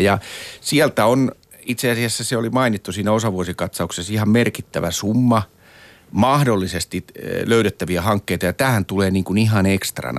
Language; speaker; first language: Finnish; native; Finnish